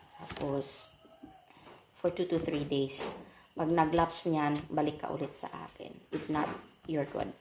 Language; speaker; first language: Filipino; non-native, local second language; Cebuano